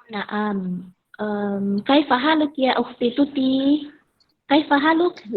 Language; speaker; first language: Arabic; non-native, learner; Indonesian